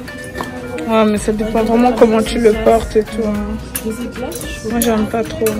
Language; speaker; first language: French; native; French